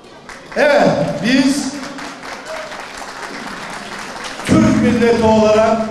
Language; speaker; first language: Turkish; native; Turkish